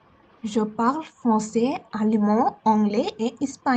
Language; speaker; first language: French; non-native, learner; Bangla